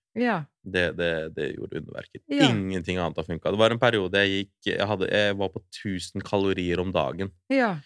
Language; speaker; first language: Norwegian; early bilingual, other home language; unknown